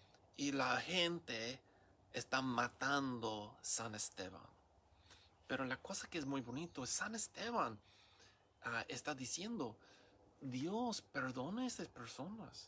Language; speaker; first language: Spanish; non-native, learner; English